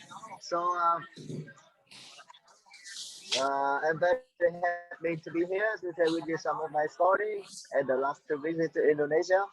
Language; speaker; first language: English; non-native, fluent; Vietnamese